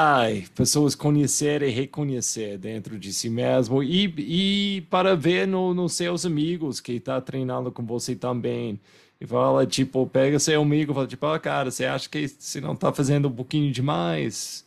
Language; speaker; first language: Portuguese; non-native, fluent; English